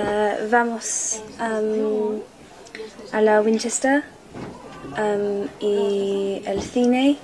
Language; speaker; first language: Spanish; non-native, learner; English